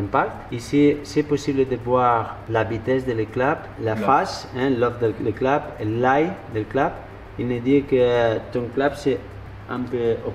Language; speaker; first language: French; non-native, learner; Spanish